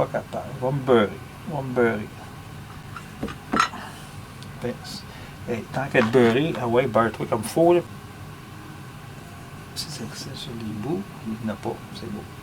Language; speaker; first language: French; native; French